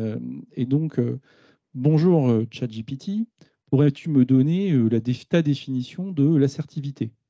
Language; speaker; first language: French; native; French